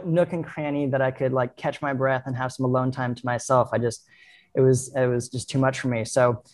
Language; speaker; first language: English; native; English